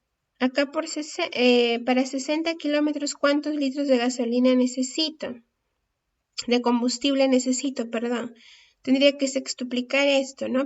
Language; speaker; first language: Spanish; native; Spanish